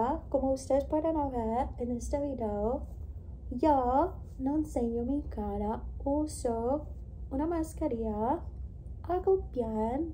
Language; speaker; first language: Spanish; non-native, learner; English